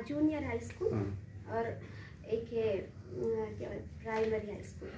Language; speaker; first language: Hindi; non-native, local second language; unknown